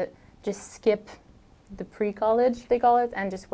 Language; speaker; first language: English; native; English